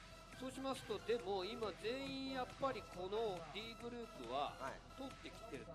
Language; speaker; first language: Japanese; native; Japanese